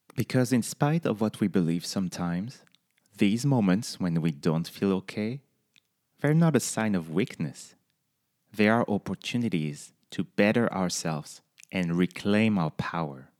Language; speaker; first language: English; non-native, fluent; French